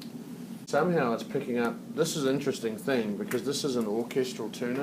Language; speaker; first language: English; native; English